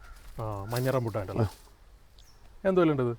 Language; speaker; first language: Malayalam; native; Malayalam